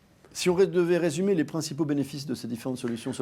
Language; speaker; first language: French; native; French